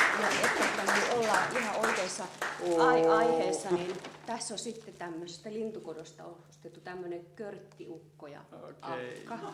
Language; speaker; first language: Finnish; native; Finnish